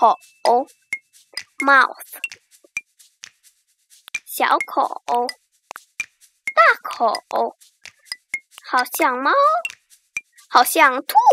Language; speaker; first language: Chinese; early bilingual, heritage; Chinese